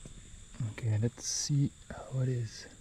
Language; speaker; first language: English; non-native, fluent; French